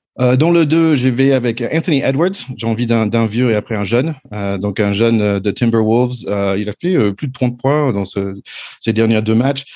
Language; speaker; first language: French; non-native, fluent; English